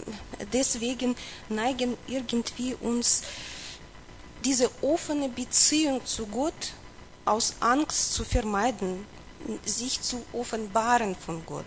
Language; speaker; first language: German; non-native, learner; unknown